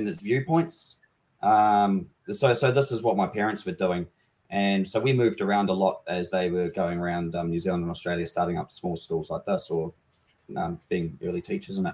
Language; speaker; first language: English; native; English